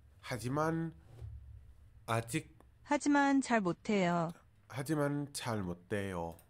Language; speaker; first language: Korean; non-native, learner; English